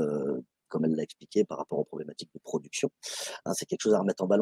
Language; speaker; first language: French; native; French